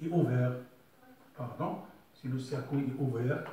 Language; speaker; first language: French; non-native, local second language; Arabic